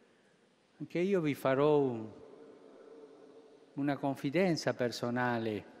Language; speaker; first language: Italian; non-native, fluent; Spanish